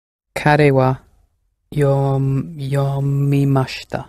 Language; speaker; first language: Japanese; non-native, learner; English